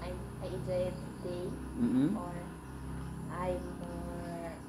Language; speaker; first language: English; non-native, learner; Indonesian